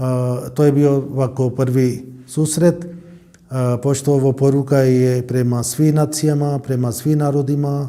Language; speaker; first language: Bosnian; non-native, learner; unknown